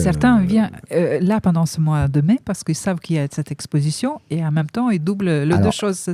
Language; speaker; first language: French; native; French